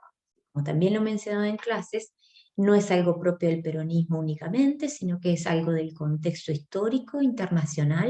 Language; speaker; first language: Spanish; native; Spanish